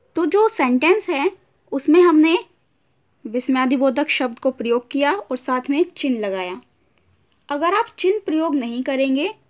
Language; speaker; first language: Hindi; native; Hindi